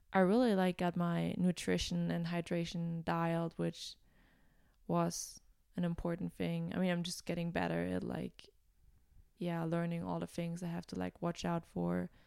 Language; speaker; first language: English; non-native, fluent; German